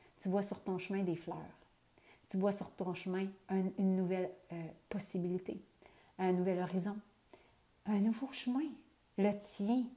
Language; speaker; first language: French; native; French